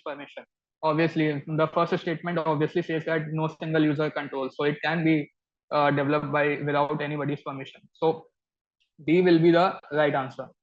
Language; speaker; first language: English; non-native, local second language; Hindi